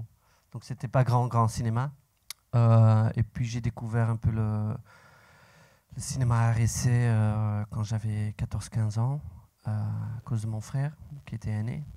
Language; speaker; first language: French; non-native, local second language; Dutch